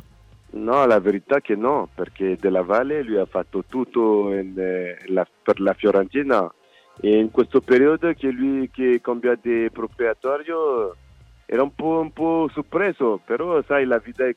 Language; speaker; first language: Italian; non-native, fluent; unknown